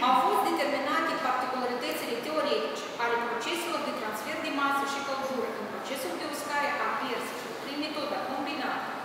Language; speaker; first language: Romanian; native; Romanian